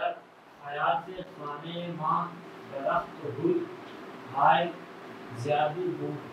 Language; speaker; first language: Persian; non-native, learner; Urdu